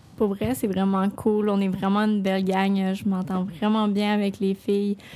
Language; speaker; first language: French; native; French